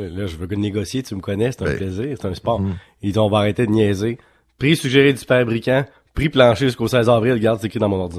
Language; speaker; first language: French; native; French